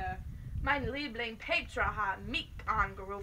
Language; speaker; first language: German; non-native, learner; English